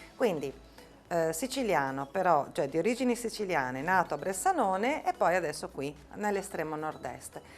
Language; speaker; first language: Italian; native; Italian